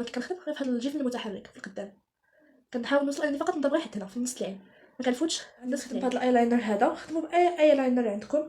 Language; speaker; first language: Arabic; native; Arabic